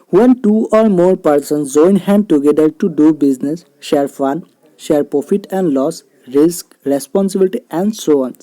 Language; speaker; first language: English; non-native, local second language; Assamese